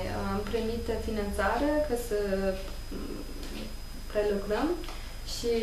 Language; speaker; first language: Romanian; non-native, learner; English